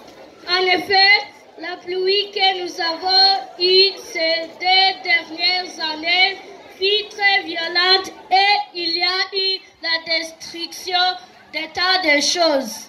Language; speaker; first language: French; non-native, learner; Kinyarwanda